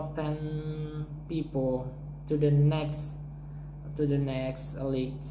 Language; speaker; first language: English; non-native, learner; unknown